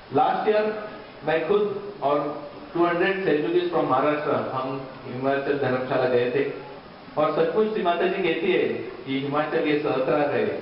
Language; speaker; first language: Hindi; non-native, local second language; Marathi